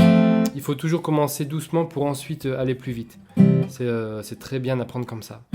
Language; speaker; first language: French; native; French